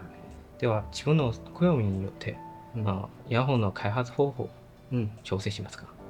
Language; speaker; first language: Japanese; non-native, learner; Chinese